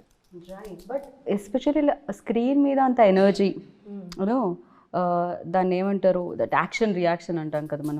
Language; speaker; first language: Telugu; native; Telugu